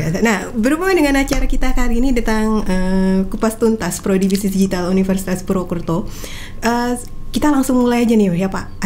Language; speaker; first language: Indonesian; native; Indonesian